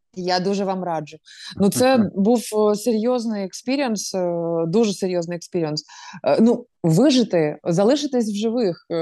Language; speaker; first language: Ukrainian; non-native, local second language; Russian